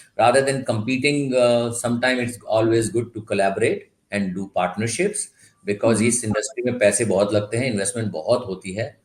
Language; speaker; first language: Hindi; non-native, local second language; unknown